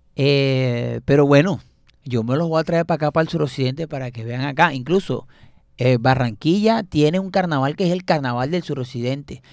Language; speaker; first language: Spanish; native; Spanish